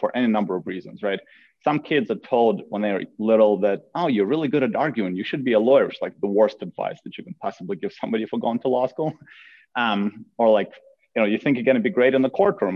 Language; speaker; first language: English; non-native, fluent; Russian